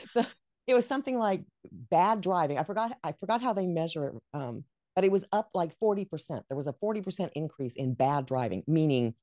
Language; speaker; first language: English; native; English